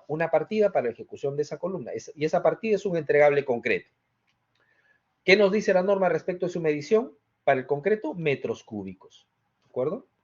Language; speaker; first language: Spanish; native; Spanish